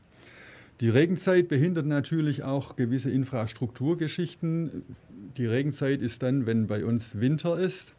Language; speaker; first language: German; native; German